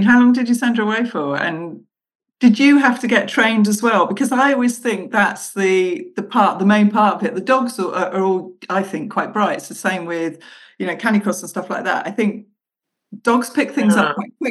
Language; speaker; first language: English; native; English